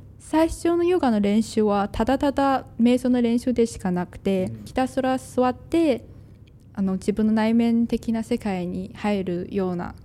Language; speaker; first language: Japanese; non-native, fluent; Chinese